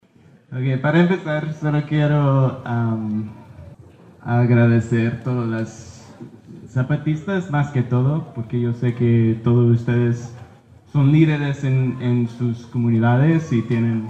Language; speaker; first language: Spanish; early bilingual, heritage; Spanish